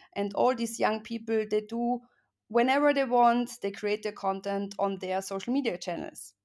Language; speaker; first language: English; non-native, fluent; German